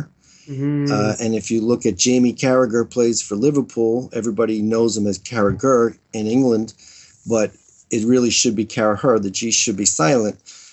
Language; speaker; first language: English; native; English